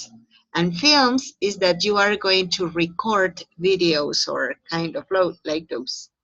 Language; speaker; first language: English; non-native, fluent; Spanish